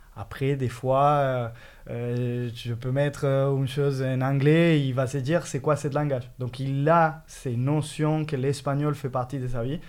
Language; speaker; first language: French; non-native, fluent; Spanish